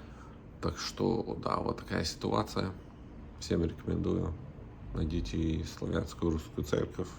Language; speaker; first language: Russian; early bilingual, heritage; Russian